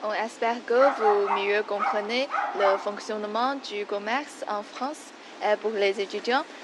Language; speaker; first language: French; non-native, learner; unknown